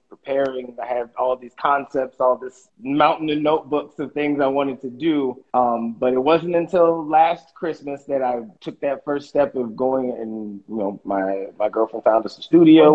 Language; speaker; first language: English; native; English